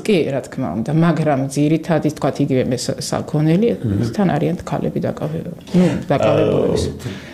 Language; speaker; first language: Georgian; native; Georgian